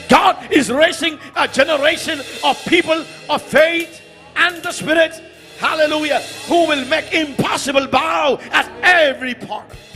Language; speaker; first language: English; non-native, local second language; Malayalam